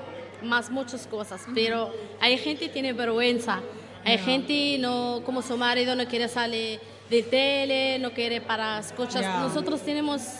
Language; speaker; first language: Spanish; non-native, learner; Arabic